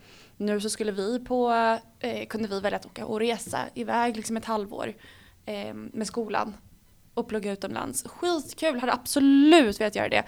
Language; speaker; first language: Swedish; native; Swedish